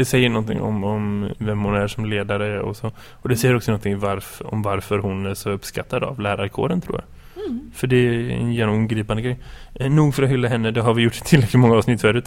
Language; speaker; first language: Swedish; native; Swedish